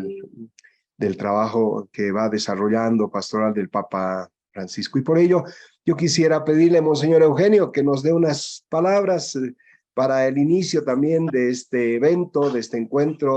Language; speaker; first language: Spanish; native; Spanish